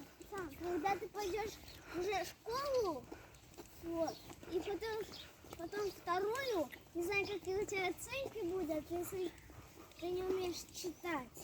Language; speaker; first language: Russian; early bilingual, other home language; Tajik